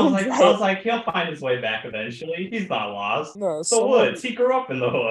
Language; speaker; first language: English; native; English